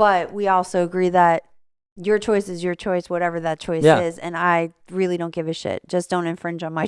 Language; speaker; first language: English; native; English